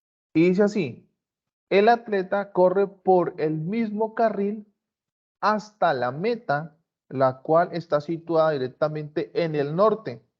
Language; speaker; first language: Spanish; native; Spanish